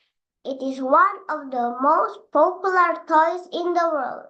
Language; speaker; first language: English; non-native, learner; Indonesian